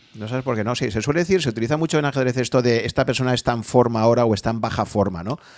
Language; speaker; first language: Spanish; native; Spanish